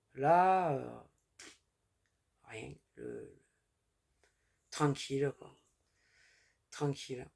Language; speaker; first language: French; native; French